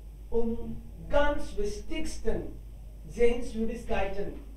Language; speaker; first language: German; non-native, fluent; Hindi